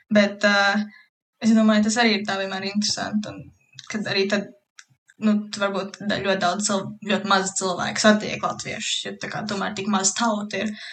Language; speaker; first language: Latvian; early bilingual, heritage; Latvian